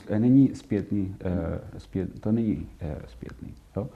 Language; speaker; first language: Czech; non-native, fluent; Catalan